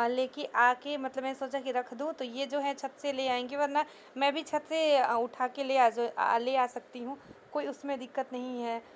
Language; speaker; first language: Hindi; native; Hindi